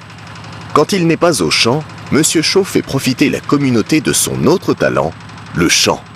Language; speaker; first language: French; native; French